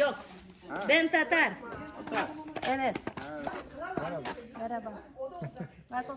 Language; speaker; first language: Turkish; non-native, learner; Russian